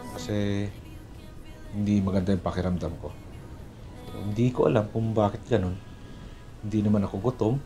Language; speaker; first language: Filipino; non-native, local second language; Cebuano